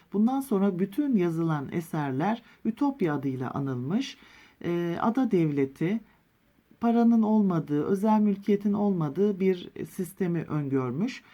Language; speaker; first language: Turkish; native; Turkish